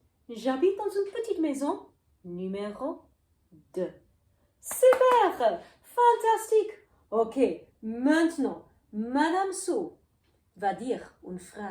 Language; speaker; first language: French; non-native, fluent; English